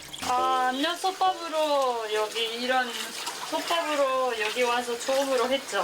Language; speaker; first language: Korean; non-native, fluent; French